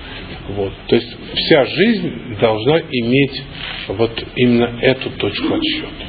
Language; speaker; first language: Russian; native; Russian